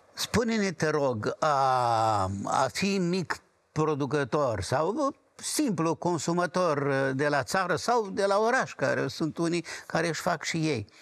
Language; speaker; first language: Romanian; native; Romanian